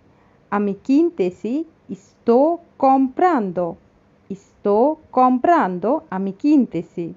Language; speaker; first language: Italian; non-native, fluent; Bangla